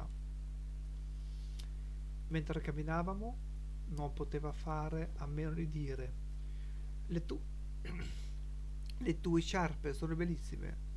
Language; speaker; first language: Italian; non-native, learner; German